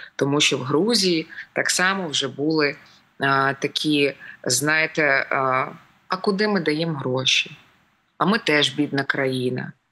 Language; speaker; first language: Ukrainian; native; Ukrainian